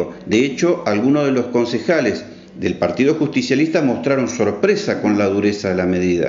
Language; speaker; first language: Spanish; native; Spanish